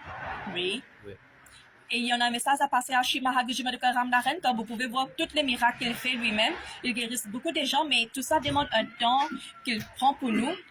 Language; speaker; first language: French; non-native, local second language; Morisyen